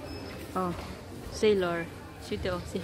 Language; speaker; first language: English; non-native, learner; Filipino